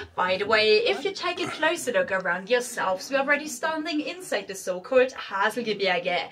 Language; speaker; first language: English; non-native, fluent; German